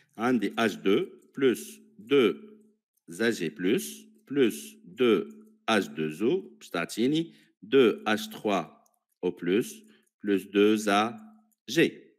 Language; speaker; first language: French; non-native, local second language; Arabic